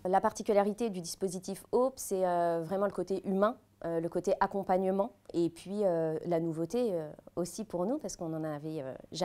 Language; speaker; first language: French; native; French